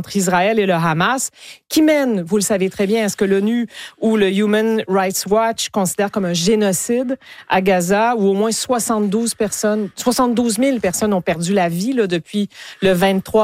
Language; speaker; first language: French; native; French